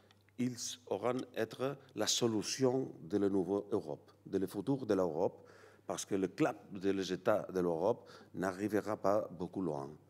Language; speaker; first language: French; non-native, learner; Catalan